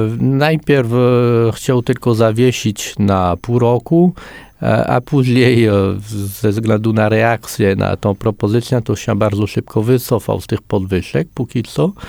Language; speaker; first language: Polish; non-native, fluent; French